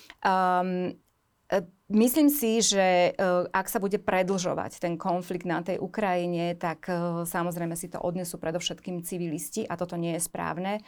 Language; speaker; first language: Slovak; native; Slovak